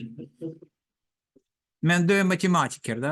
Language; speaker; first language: Swedish; non-native, learner; Russian